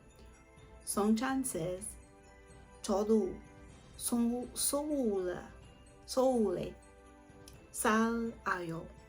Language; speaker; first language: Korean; non-native, learner; English